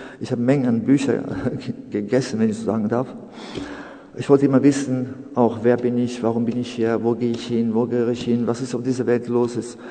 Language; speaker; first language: German; non-native, fluent; Serbian